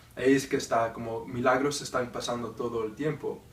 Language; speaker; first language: Spanish; non-native, learner; English